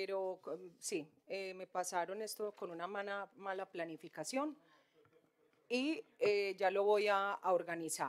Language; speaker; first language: Spanish; native; Spanish